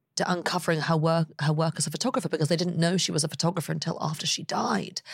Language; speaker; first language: English; native; English